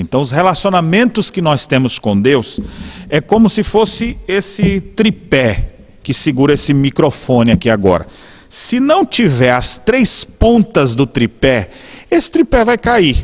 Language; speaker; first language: Portuguese; native; Portuguese